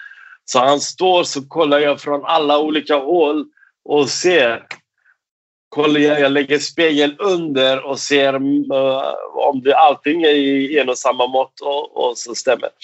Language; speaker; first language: Swedish; non-native, fluent; Persian